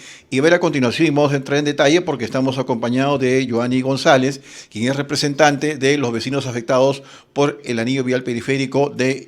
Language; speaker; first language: Spanish; native; Spanish